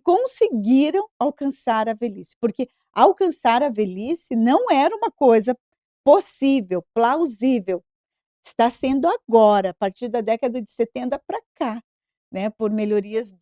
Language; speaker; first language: Portuguese; native; Portuguese